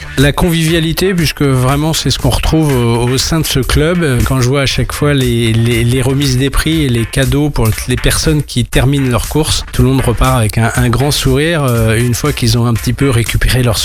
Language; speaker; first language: French; native; French